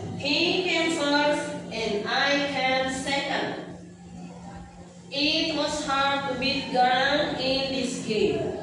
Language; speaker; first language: English; non-native, fluent; Indonesian